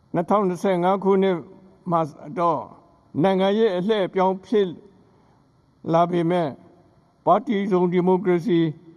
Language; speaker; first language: Burmese; non-native, local second language; S'gaw Karen